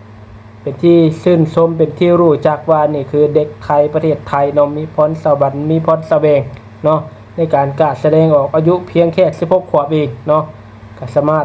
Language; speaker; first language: Thai; non-native, local second language; Lao